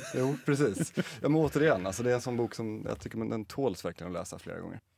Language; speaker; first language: Swedish; native; Swedish